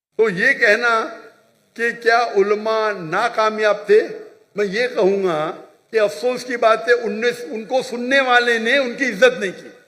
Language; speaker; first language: Hindi; non-native, local second language; Konkani